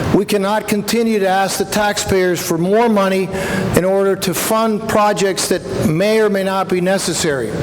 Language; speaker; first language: English; non-native, fluent; Spanish